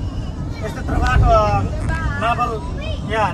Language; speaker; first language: Spanish; non-native, learner; Nepali